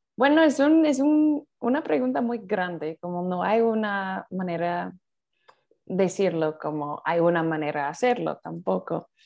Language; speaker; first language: Spanish; non-native, fluent; English